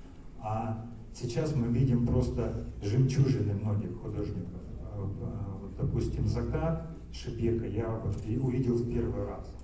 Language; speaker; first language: Russian; native; Russian